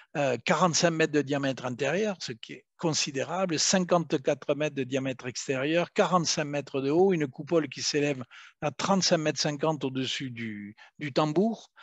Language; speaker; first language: French; native; French